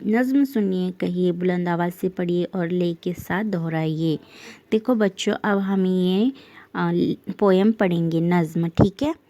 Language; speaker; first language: Urdu; native; Urdu